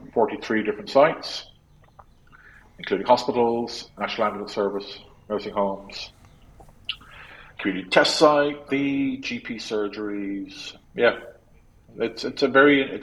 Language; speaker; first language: English; native; English